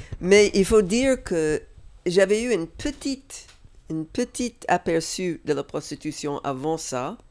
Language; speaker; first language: French; non-native, fluent; English